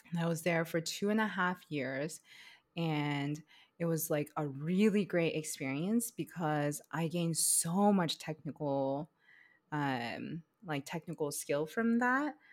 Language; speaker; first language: English; early bilingual, other home language; Chinese